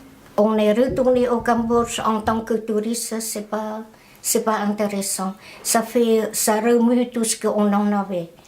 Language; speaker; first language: French; non-native, fluent; Khmer